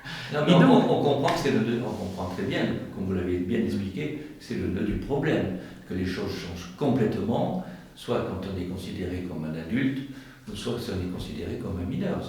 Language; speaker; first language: French; native; French